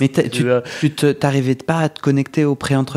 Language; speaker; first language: French; native; French